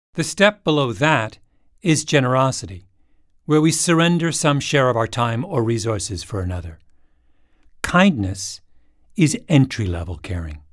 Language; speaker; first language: English; native; English